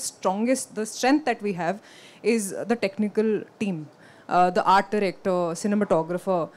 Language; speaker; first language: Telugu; non-native, local second language; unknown